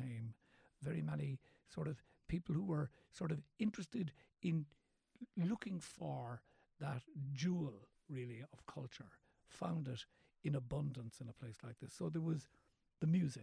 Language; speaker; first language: English; native; English